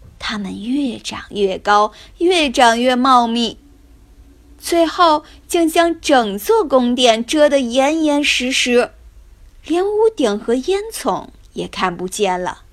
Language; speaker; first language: Chinese; native; Chinese